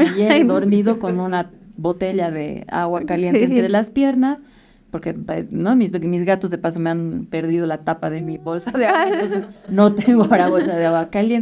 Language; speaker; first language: Spanish; native; Spanish